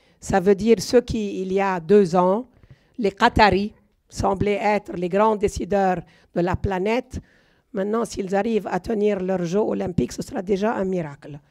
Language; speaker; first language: French; non-native, local second language; Arabic